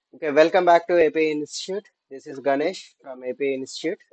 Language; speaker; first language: English; non-native, local second language; Telugu